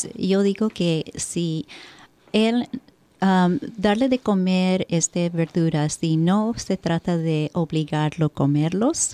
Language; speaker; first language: Spanish; early bilingual, heritage; Spanish